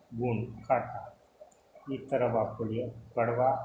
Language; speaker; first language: Hindi; non-native, local second language; Gujarati